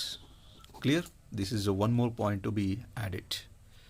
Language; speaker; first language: English; non-native, local second language; Kannada